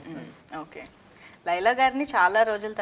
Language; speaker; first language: Telugu; native; Telugu